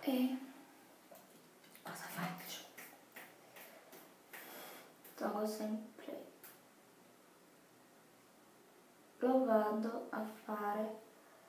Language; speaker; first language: Italian; non-native, fluent; Portuguese